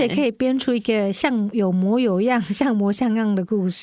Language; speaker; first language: Chinese; native; Chinese